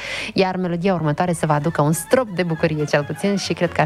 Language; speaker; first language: Romanian; native; Romanian